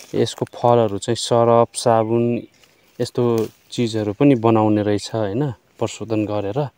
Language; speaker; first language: Nepali; non-native, local second language; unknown